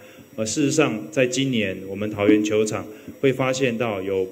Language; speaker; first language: Chinese; native; Chinese